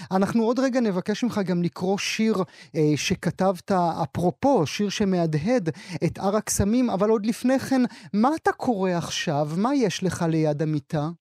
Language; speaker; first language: Hebrew; native; Hebrew